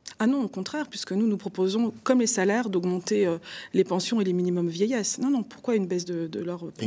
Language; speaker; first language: French; native; French